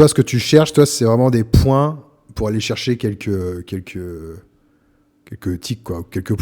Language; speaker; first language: French; native; French